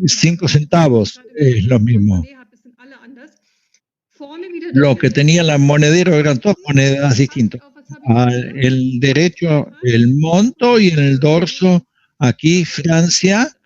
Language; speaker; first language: Spanish; non-native, fluent; German